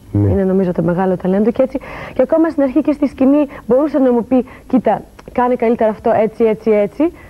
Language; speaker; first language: Greek; early bilingual, heritage; Greek